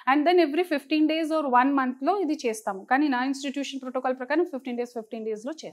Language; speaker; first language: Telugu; non-native, fluent; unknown